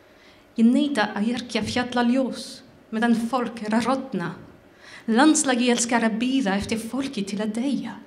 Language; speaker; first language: Icelandic; non-native, learner; French